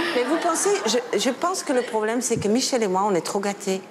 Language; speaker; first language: French; non-native, fluent; Dutch